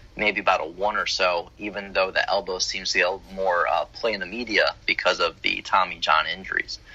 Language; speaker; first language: English; native; English